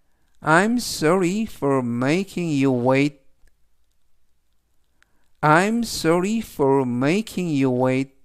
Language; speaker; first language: English; non-native, fluent; Korean